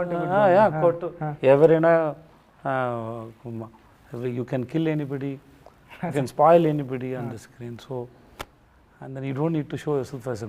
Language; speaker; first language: Telugu; non-native, local second language; Tamil